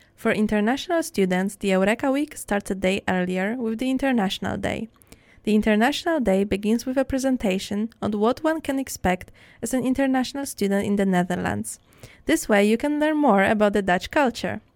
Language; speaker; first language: English; non-native, fluent; Polish